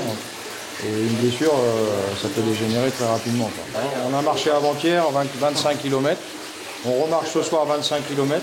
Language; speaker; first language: French; native; French